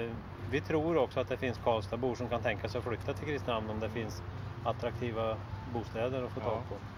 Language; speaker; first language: Swedish; native; Swedish